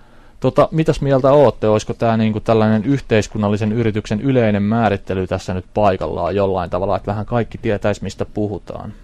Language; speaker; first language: Finnish; native; Finnish